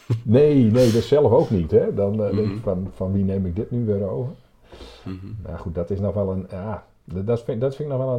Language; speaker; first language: Dutch; native; Dutch